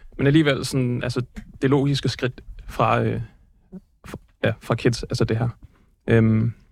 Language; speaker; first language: Danish; native; Danish